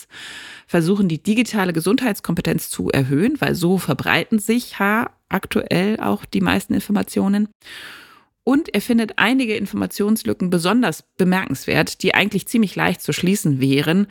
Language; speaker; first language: German; native; German